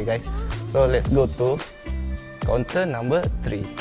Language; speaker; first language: English; non-native, learner; Indonesian